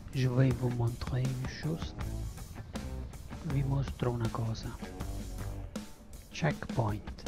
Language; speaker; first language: French; non-native, learner; Italian